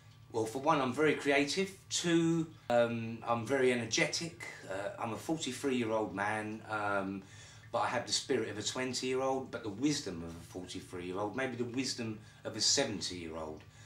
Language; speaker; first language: English; native; English